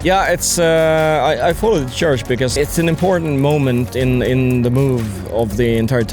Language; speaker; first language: English; non-native, fluent; Swedish